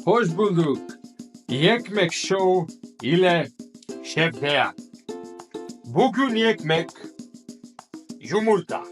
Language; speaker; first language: Turkish; non-native, learner; Macedonian